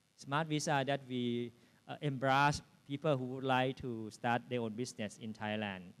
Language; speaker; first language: English; non-native, fluent; Thai